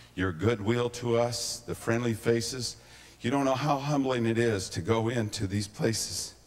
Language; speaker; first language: English; native; English